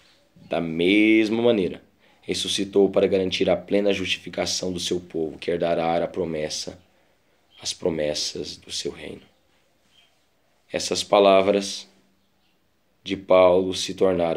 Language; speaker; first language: Portuguese; native; Portuguese